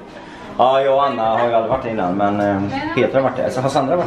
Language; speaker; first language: Swedish; native; Swedish